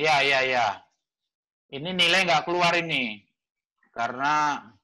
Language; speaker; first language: Indonesian; native; Indonesian